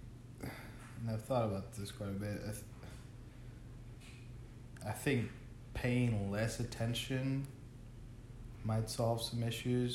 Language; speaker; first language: English; non-native, fluent; Spanish